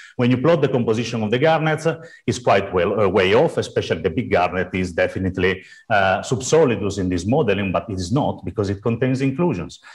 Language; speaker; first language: English; non-native, fluent; Italian